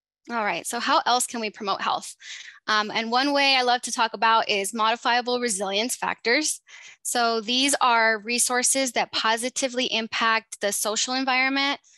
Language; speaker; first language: English; native; English